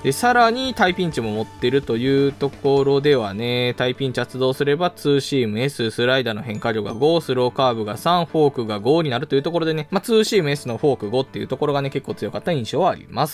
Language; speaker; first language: Japanese; native; Japanese